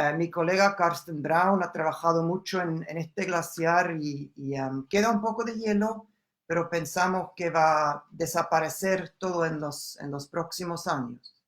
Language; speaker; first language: Spanish; non-native, fluent; German